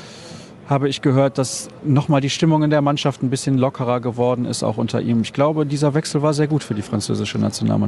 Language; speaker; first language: German; native; German